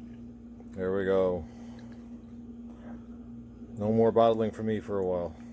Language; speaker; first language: English; native; English